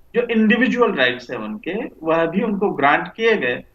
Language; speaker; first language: Hindi; non-native, local second language; Marathi